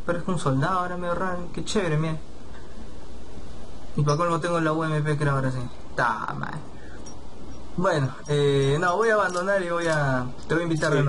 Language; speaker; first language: Spanish; native; Spanish